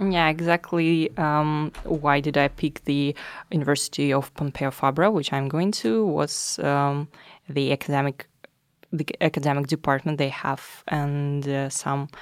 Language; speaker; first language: English; non-native, fluent; Russian